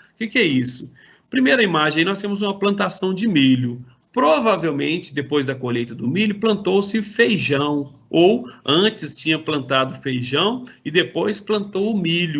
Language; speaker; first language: Portuguese; native; Portuguese